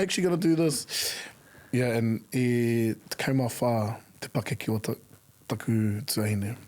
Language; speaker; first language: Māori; non-native, local second language; English